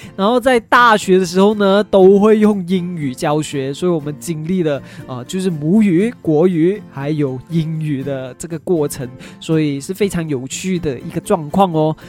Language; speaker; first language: Chinese; native; Chinese